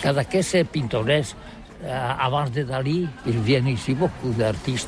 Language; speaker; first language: French; non-native, learner; Catalan